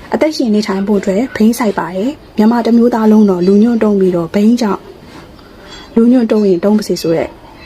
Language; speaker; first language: Burmese; native; Burmese